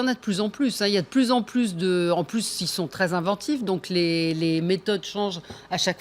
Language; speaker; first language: French; native; French